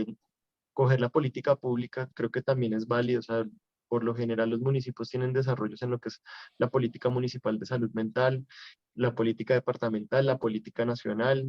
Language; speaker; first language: Spanish; native; Spanish